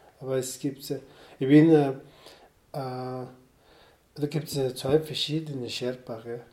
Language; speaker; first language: German; non-native, learner; Sherpa